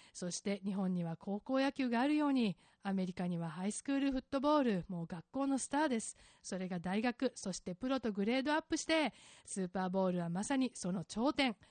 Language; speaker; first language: Japanese; native; Japanese